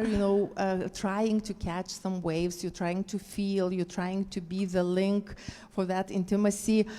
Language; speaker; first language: English; non-native, fluent; Lithuanian